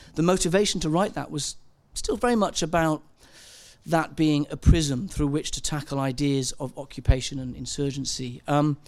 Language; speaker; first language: English; native; English